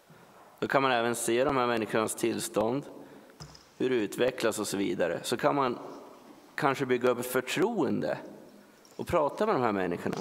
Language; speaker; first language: Swedish; native; Swedish